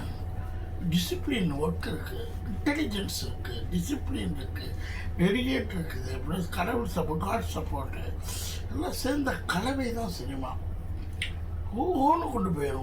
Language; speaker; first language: Tamil; native; Tamil